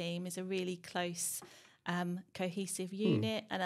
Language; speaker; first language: English; native; English